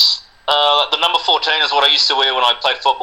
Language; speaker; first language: English; non-native, local second language; Spanish